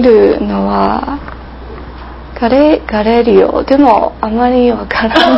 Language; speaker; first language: Japanese; non-native, learner; English